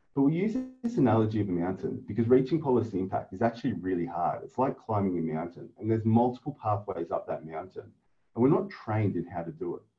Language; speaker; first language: English; native; English